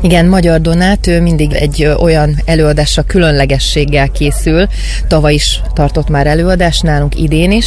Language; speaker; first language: Hungarian; native; Hungarian